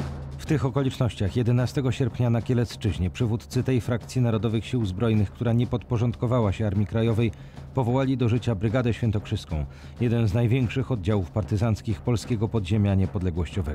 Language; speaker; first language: Polish; native; Polish